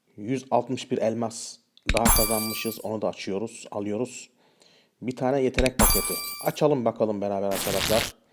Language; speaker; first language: Turkish; early bilingual, heritage; Turkish